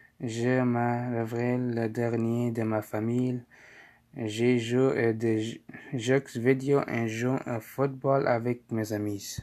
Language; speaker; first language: French; non-native, learner; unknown